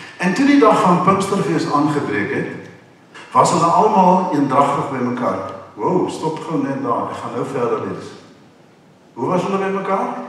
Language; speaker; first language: Afrikaans; non-native, local second language; English